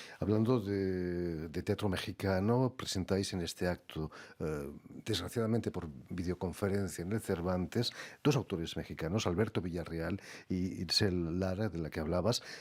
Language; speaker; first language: Spanish; native; Spanish